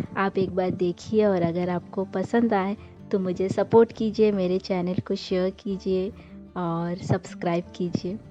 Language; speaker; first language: Hindi; non-native, local second language; Bangla